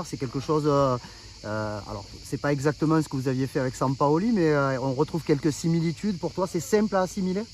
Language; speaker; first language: French; native; French